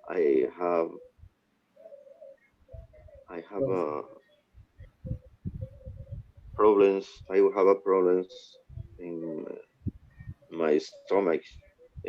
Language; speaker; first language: English; non-native, learner; Spanish